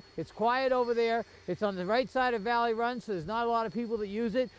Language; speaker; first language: English; native; English